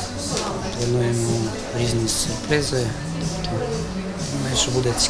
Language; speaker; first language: Ukrainian; native; Ukrainian